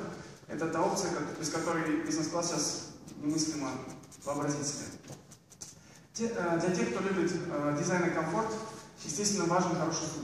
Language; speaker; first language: Russian; native; Russian